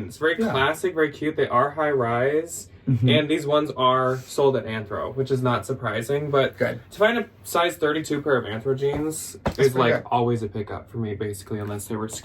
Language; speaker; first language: English; native; English